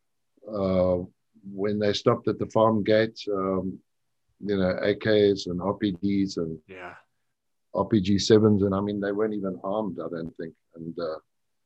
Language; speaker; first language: English; native; English